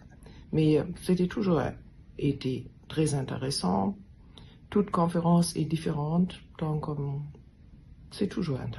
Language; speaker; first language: French; non-native, fluent; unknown